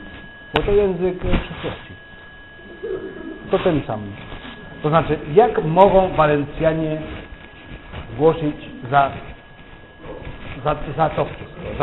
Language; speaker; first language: Polish; non-native, fluent; Catalan